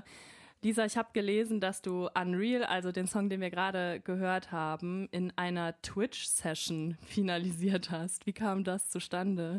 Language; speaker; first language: German; native; German